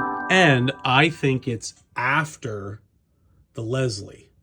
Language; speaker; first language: English; native; English